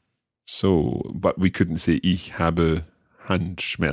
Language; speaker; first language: German; non-native, learner; English